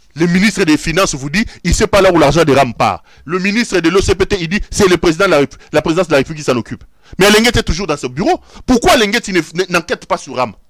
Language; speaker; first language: French; non-native, local second language; Lingala